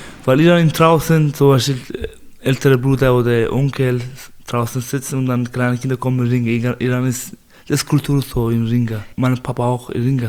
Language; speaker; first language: German; non-native, learner; Persian